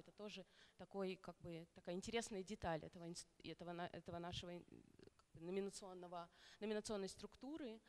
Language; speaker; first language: Russian; native; Russian